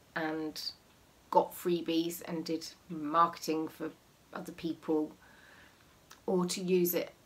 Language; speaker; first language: English; native; English